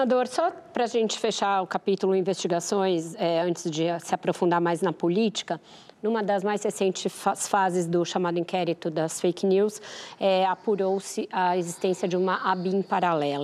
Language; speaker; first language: Portuguese; native; Portuguese